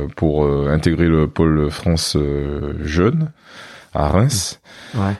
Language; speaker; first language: French; native; French